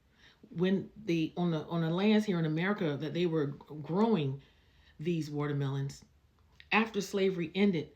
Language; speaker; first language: English; native; English